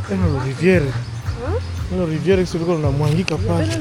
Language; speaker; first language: French; non-native, local second language; Swahili